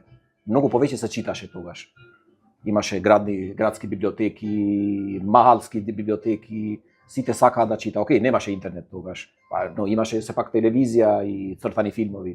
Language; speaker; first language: Macedonian; non-native, fluent; Albanian